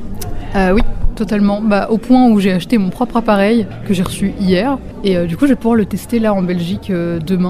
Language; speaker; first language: French; native; French